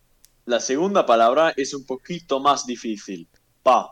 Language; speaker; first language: Spanish; non-native, learner; German